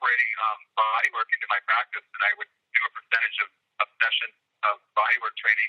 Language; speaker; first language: English; native; English